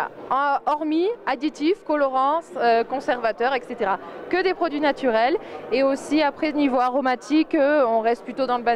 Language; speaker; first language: French; native; French